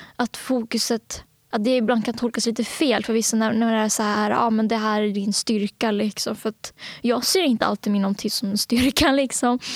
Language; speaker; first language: Swedish; early bilingual, other home language; Bangla